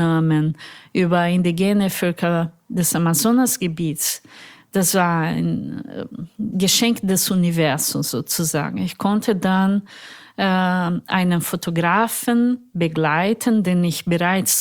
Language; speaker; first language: German; non-native, fluent; Portuguese